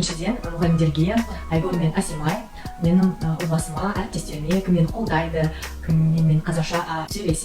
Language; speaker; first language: Kazakh; non-native, local second language; Russian